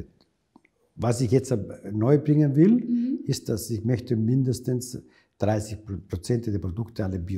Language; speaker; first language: German; non-native, fluent; Italian